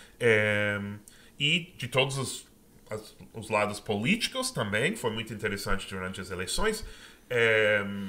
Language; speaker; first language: Portuguese; non-native, fluent; English